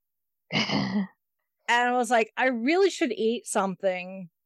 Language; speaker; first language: English; native; English